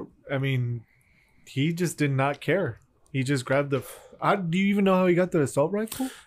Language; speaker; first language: English; early bilingual, other home language; Spanish